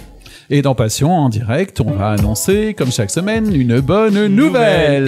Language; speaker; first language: French; native; French